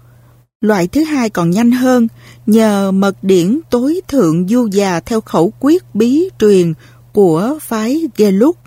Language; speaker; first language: Vietnamese; native; Vietnamese